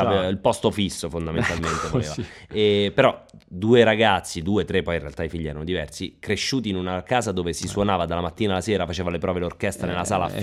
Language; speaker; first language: Italian; native; Italian